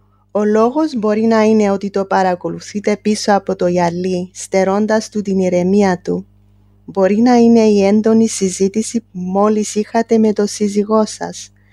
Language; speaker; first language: Greek; non-native, local second language; Armenian